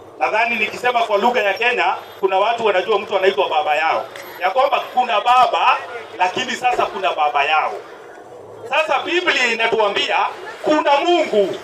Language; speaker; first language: Swahili; non-native, local second language; Kikuyu